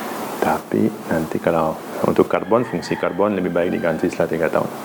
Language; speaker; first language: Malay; non-native, learner; Dutch